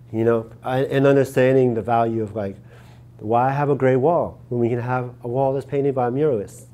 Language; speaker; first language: English; native; English